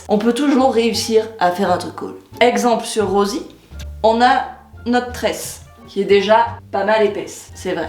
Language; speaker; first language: French; native; French